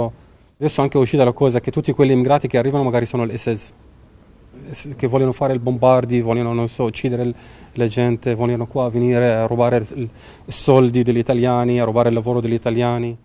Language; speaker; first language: Italian; non-native, learner; Arabic